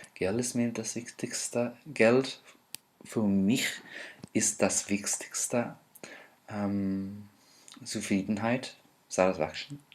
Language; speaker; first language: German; non-native, fluent; English